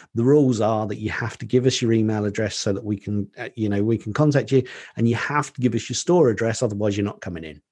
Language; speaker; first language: English; native; English